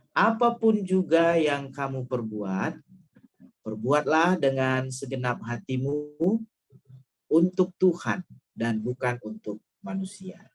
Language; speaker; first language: Indonesian; non-native, local second language; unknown